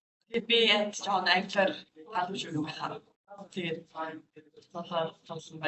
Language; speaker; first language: Mongolian; non-native, learner; English